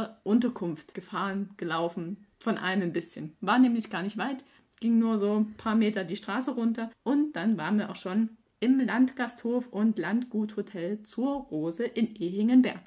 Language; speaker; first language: German; native; German